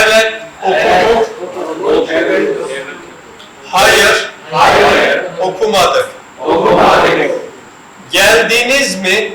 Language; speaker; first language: Turkish; non-native, learner; Urdu